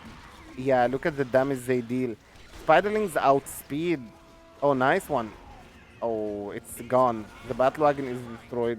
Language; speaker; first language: English; non-native, fluent; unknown